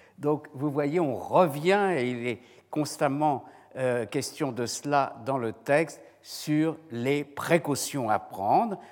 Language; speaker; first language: French; native; French